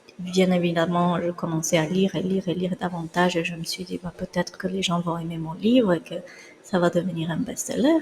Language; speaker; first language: French; non-native, fluent; Spanish